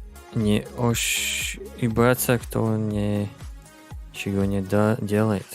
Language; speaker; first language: Russian; non-native, learner; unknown